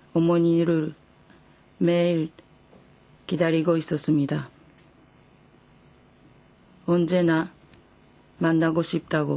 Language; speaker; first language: Korean; non-native, fluent; Japanese